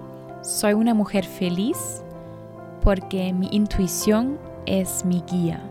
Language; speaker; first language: Spanish; non-native, fluent; German